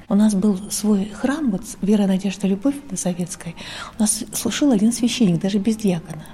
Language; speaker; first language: Russian; native; Russian